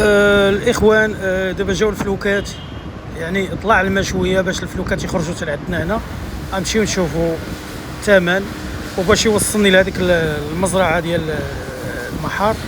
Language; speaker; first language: Arabic; native; Arabic